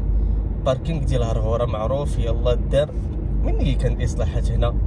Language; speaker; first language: Arabic; native; Arabic